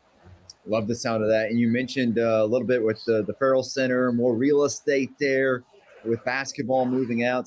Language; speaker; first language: English; native; English